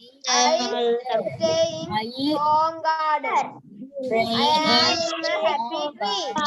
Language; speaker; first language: English; non-native, learner; Sinhala